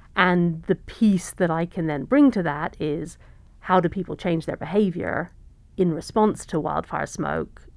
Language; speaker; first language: English; native; English